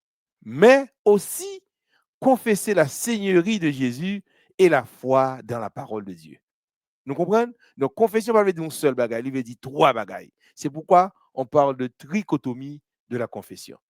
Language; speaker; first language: French; non-native, local second language; Haitian Creole